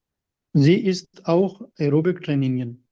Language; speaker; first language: German; non-native, learner; Hindi